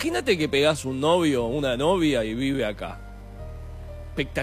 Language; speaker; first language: Spanish; native; Spanish